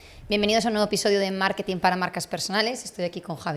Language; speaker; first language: Spanish; native; Spanish